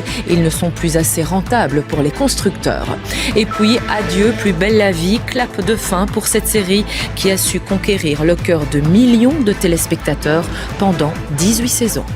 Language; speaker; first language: French; native; French